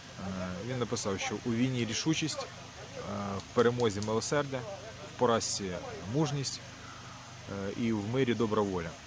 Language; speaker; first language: Ukrainian; native; Ukrainian